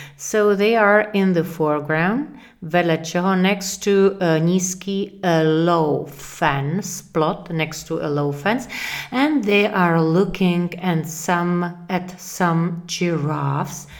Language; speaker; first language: English; non-native, fluent; Czech